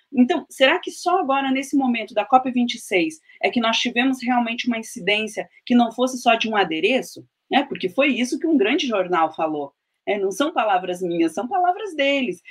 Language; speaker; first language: Portuguese; native; Portuguese